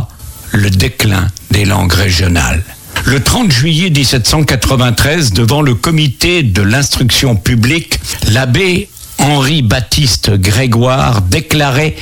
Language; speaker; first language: French; native; French